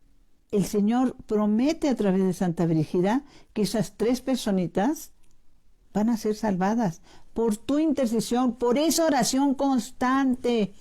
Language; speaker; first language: Spanish; native; Spanish